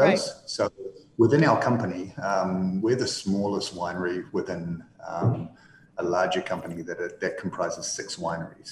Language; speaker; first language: English; native; English